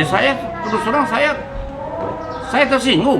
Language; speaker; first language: Indonesian; native; Indonesian